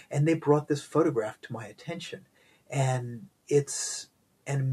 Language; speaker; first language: English; native; English